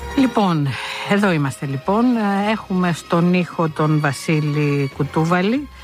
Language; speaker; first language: Greek; native; Greek